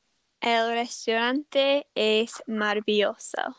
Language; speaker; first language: Spanish; non-native, learner; English